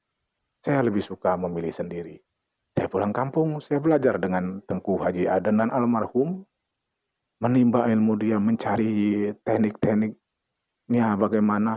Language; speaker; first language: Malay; non-native, local second language; Achinese